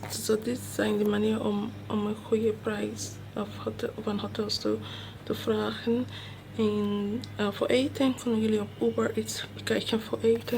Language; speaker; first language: Dutch; non-native, learner; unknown